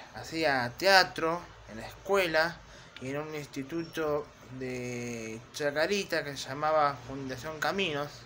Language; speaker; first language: Spanish; native; Spanish